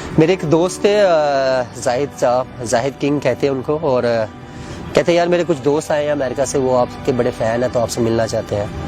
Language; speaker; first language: Urdu; non-native, local second language; Punjabi